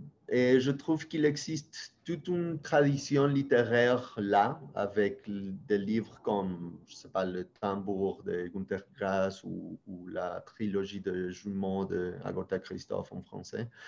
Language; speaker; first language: French; non-native, fluent; Spanish